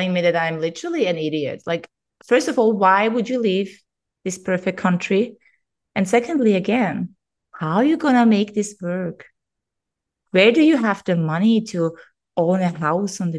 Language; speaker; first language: English; non-native, fluent; German